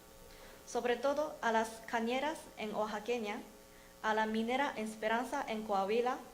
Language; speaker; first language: Spanish; non-native, learner; Japanese